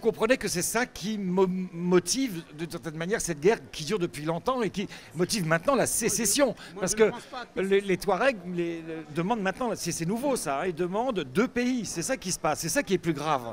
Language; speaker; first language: French; native; French